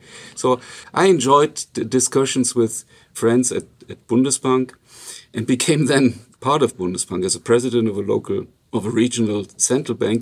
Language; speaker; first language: English; non-native, fluent; Luxembourgish